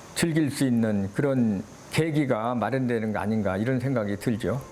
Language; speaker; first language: Korean; native; Korean